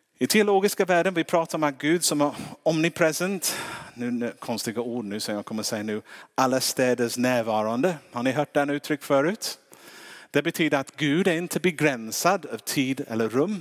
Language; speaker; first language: Swedish; non-native, fluent; English